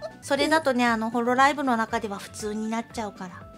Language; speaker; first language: Japanese; native; Japanese